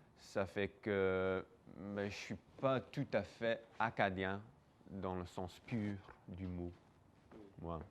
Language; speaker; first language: French; non-native, local second language; English